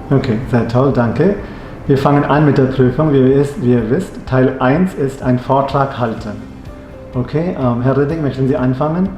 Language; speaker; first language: German; non-native, fluent; Malayalam